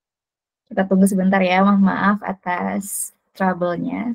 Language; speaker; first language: Indonesian; native; Indonesian